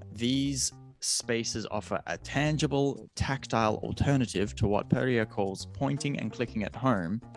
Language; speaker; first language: English; native; English